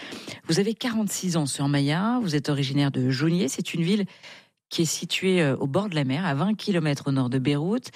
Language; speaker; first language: French; native; French